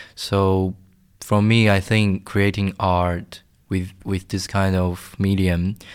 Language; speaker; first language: English; non-native, fluent; Chinese